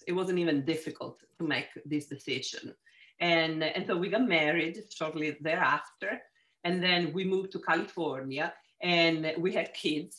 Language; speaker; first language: English; non-native, fluent; Italian